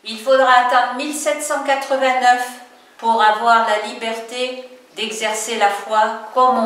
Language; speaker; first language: French; native; French